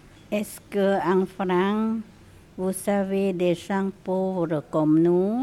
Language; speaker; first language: French; non-native, learner; Lao